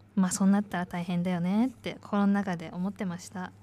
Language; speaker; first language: Japanese; native; Japanese